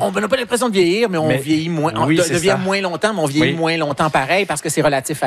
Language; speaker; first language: French; native; French